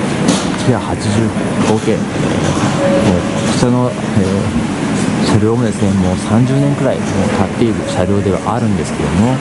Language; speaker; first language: Japanese; native; Japanese